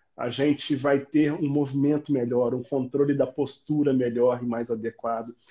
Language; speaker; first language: Portuguese; native; Portuguese